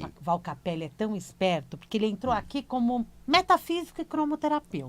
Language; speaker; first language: Portuguese; native; Portuguese